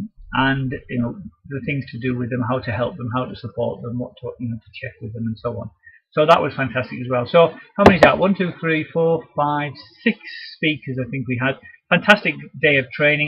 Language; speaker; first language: English; native; English